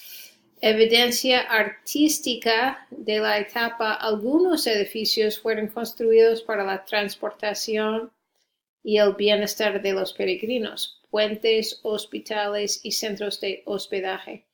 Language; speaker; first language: Spanish; non-native, fluent; English